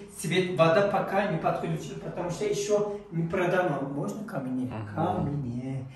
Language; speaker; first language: Russian; non-native, learner; Turkish